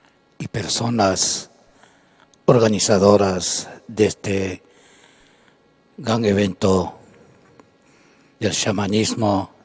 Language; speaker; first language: Spanish; non-native, local second language; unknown